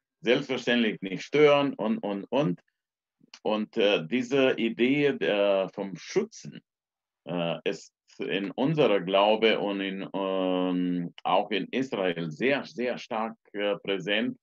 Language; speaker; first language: German; non-native, fluent; Romanian